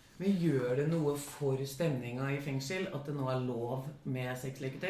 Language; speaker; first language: Norwegian; native; Norwegian